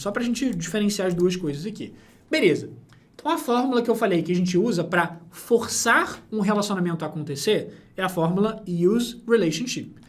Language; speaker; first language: Portuguese; native; Portuguese